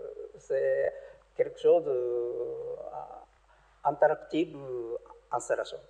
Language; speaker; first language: French; non-native, learner; Japanese